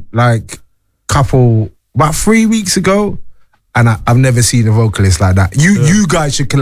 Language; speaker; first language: English; native; English